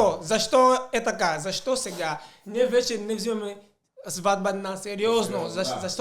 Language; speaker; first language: Bulgarian; non-native, fluent; Portuguese